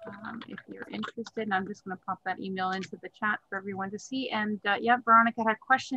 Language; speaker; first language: English; native; English